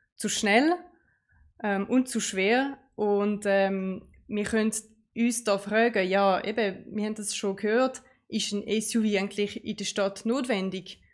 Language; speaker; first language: German; non-native, local second language; French